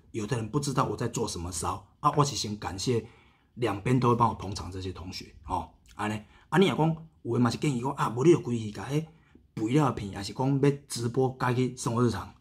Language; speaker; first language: Chinese; native; Chinese